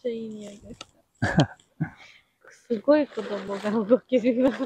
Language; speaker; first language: Japanese; non-native, learner; Georgian